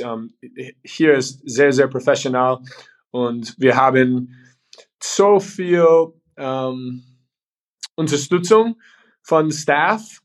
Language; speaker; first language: German; non-native, learner; English